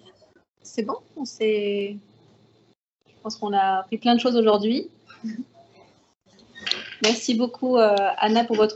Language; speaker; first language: French; native; French